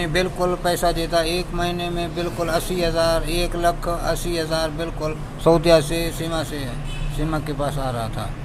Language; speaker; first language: Hindi; non-native, local second language; Baluchi